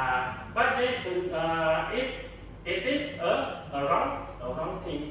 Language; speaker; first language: English; non-native, learner; Indonesian